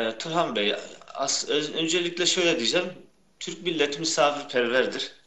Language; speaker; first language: Turkish; early bilingual, heritage; Turkish